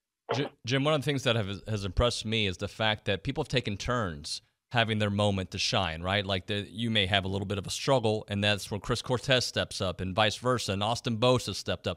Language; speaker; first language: English; native; English